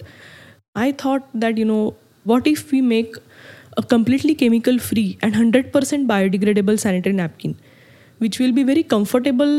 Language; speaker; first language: English; non-native, local second language; Marathi